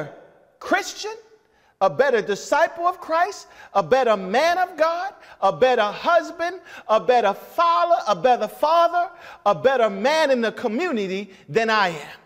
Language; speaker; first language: English; native; English